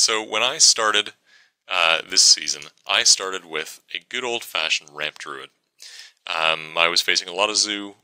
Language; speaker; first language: English; native; English